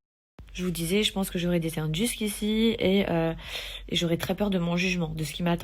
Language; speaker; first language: French; native; French